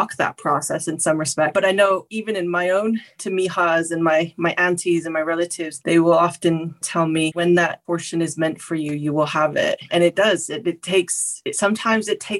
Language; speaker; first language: English; native; English